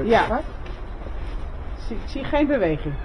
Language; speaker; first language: Dutch; native; Dutch